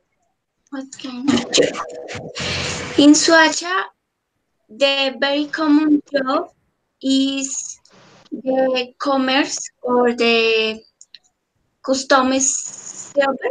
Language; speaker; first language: English; non-native, learner; Spanish